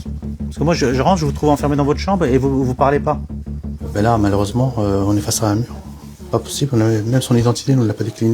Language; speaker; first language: French; native; French